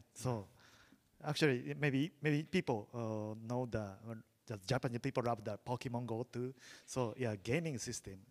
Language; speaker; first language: English; non-native, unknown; Japanese